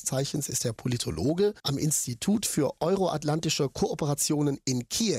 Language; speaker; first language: German; native; German